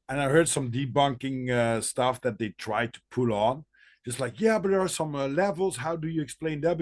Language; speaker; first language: English; non-native, fluent; Dutch